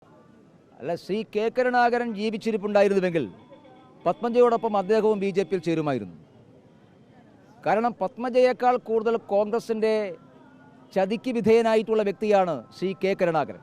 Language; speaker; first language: Malayalam; native; Malayalam